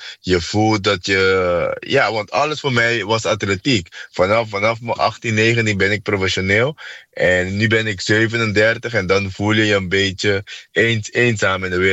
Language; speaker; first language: Dutch; non-native, fluent; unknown